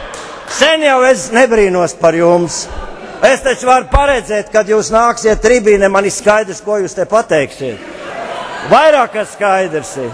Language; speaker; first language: Latvian; native; Latvian